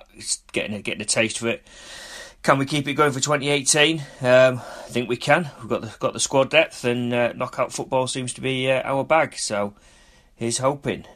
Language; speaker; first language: English; native; English